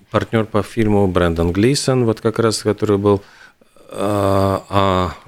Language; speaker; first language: Russian; native; Russian